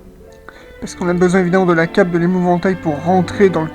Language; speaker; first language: French; native; French